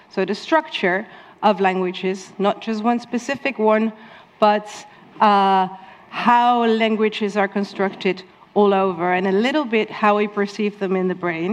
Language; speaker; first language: English; non-native, fluent; Dutch